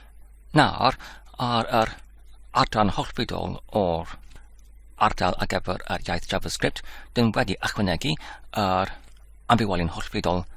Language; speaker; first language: Welsh; non-native, learner; English